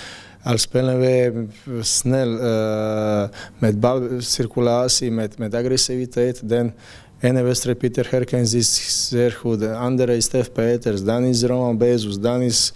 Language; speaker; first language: Dutch; non-native, fluent; Croatian